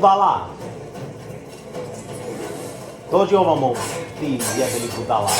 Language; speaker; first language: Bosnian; early bilingual, heritage; Bosnian